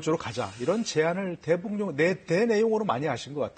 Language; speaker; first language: Korean; native; Korean